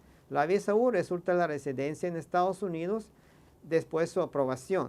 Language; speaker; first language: Spanish; non-native, fluent; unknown